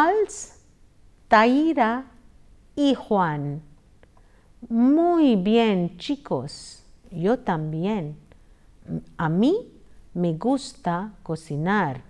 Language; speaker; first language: Spanish; non-native, fluent; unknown